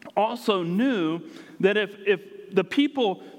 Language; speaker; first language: English; native; English